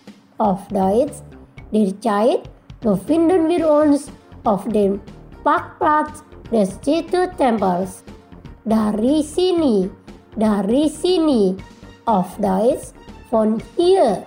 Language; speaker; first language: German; non-native, learner; Indonesian